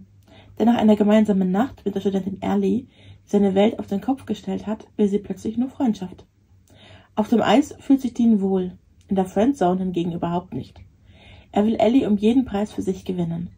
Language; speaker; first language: German; native; German